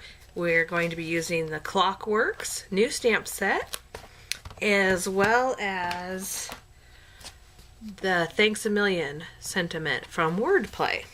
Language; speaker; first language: English; native; English